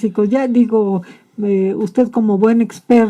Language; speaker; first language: Spanish; native; Spanish